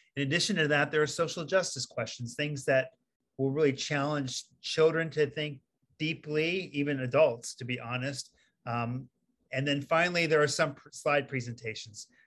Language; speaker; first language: English; native; English